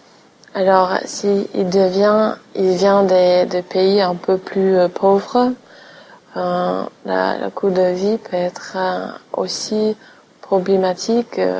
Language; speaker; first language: French; non-native, fluent; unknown